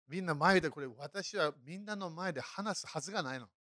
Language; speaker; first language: Japanese; non-native, fluent; English